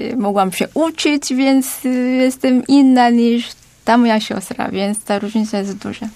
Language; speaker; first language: Polish; non-native, fluent; Korean